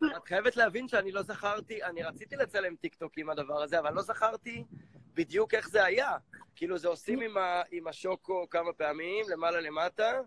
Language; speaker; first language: Hebrew; native; Hebrew